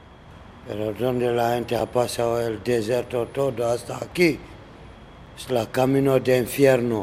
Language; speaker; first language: Spanish; non-native, learner; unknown